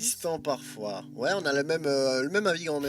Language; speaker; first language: French; native; French